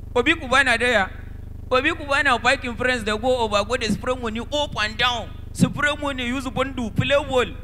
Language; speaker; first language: Nigerian Pidgin; non-native, local second language; Hausa